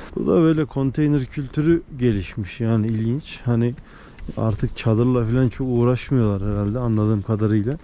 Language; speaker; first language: Turkish; native; Turkish